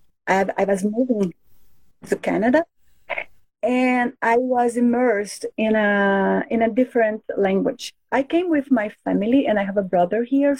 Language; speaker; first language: English; non-native, fluent; Portuguese